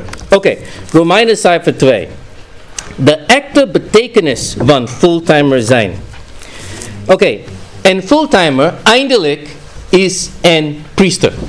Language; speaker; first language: Dutch; non-native, fluent; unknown